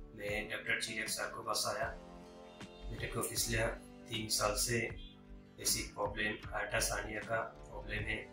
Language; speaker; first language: Hindi; non-native, learner; Bangla